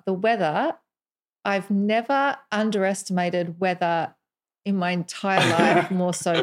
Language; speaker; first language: English; native; English